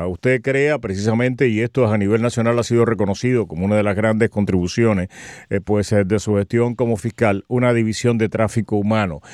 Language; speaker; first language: Spanish; native; Spanish